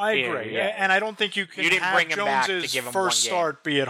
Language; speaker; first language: English; native; English